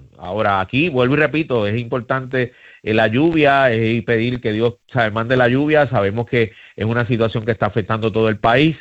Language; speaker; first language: Spanish; native; Spanish